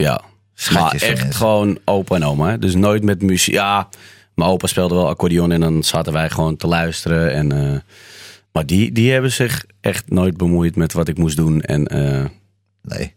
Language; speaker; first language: Dutch; native; Dutch